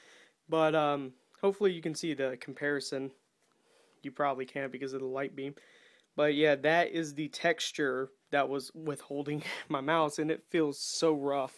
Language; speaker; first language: English; native; English